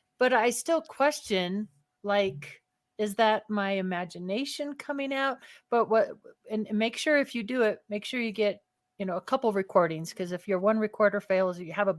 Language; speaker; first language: English; native; English